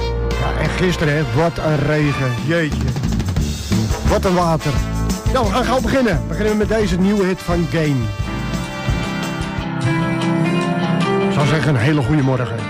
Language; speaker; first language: Dutch; native; Dutch